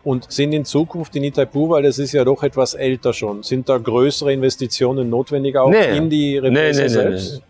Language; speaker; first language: German; native; German